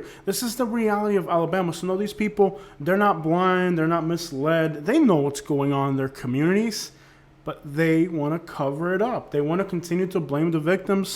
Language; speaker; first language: English; native; English